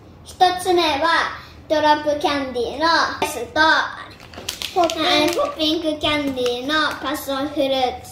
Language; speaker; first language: Japanese; early bilingual, heritage; Japanese